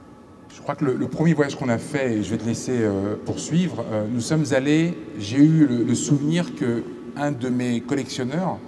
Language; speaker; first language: French; native; French